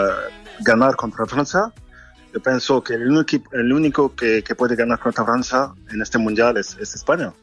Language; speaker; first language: Spanish; non-native, fluent; French